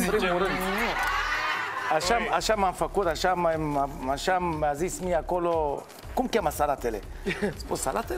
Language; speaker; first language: Romanian; non-native, learner; Hebrew